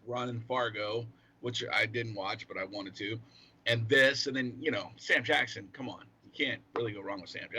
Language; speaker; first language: English; native; English